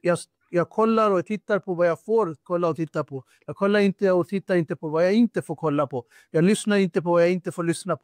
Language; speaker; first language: Swedish; non-native, fluent; Urdu